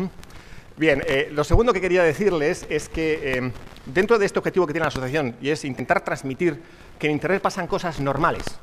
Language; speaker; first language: Spanish; native; Spanish